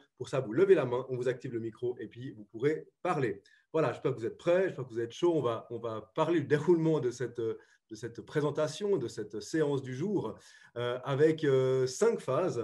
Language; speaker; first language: French; native; French